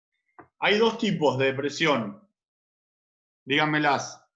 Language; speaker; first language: Spanish; native; Spanish